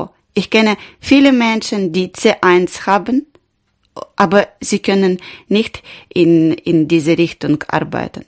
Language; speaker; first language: German; non-native, learner; Ukrainian